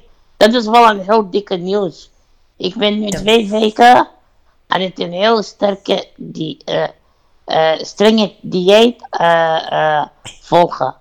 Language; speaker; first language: Dutch; non-native, learner; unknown